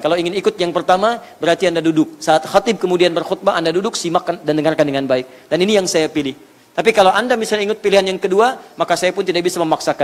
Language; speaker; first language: Indonesian; native; Indonesian